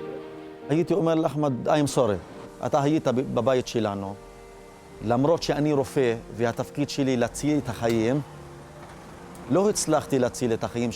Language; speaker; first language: Hebrew; non-native, local second language; Arabic